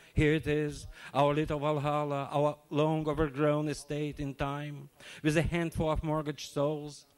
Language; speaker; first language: English; non-native, fluent; Russian